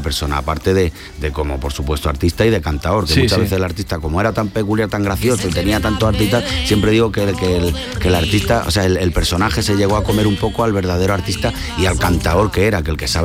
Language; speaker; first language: Spanish; native; Spanish